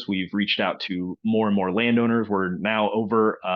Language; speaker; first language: English; native; English